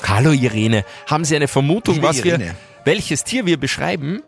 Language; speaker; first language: German; native; German